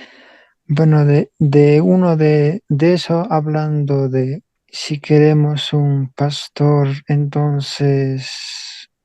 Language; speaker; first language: Spanish; non-native, local second language; Quechua